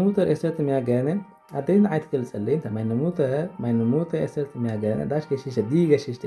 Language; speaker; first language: German; non-native, fluent; Tigrinya